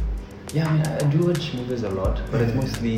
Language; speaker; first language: English; non-native, local second language; Tswana